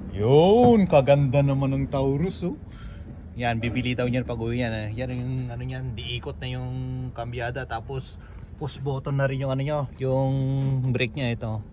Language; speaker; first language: Filipino; non-native, local second language; Iloko